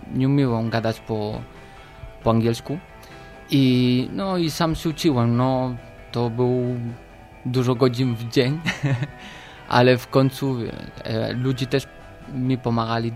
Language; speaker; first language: Polish; non-native, learner; Spanish